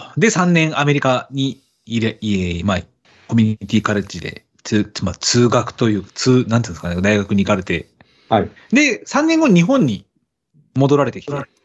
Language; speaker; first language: Japanese; native; Japanese